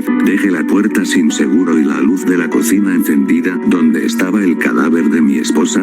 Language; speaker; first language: Spanish; native; Spanish